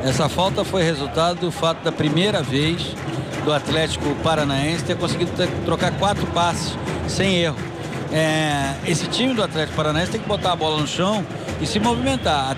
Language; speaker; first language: Portuguese; native; Portuguese